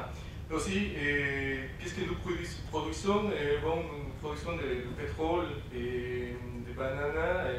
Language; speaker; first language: French; non-native, fluent; Spanish